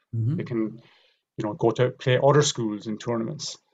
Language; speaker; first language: English; native; English